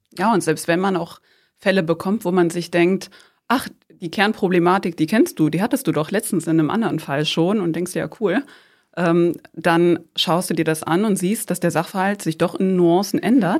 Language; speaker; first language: German; native; German